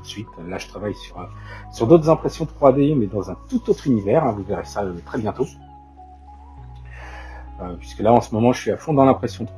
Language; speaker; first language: French; native; French